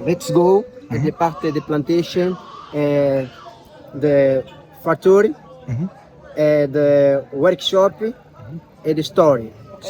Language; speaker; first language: English; non-native, learner; Portuguese